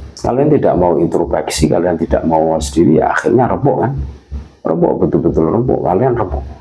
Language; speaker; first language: Indonesian; native; Indonesian